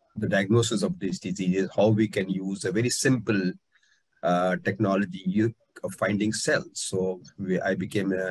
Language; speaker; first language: English; non-native, local second language; Hindi